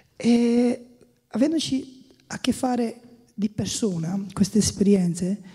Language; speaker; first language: Italian; non-native, fluent; Albanian